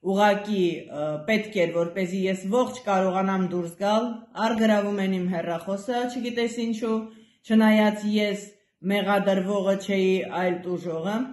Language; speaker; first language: Armenian; native; Armenian